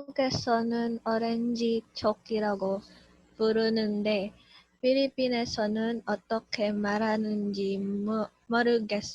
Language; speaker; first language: Korean; non-native, learner; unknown